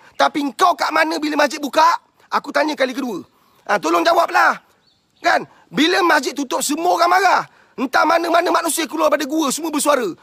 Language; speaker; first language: Malay; native; Malay